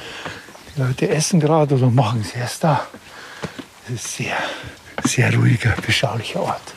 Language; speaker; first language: German; native; German